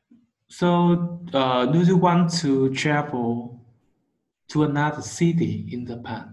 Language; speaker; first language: English; non-native, learner; Vietnamese